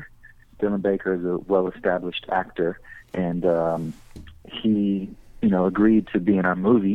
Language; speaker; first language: English; native; English